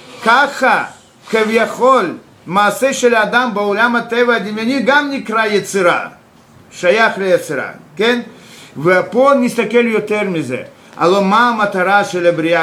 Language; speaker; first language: Hebrew; non-native, fluent; Russian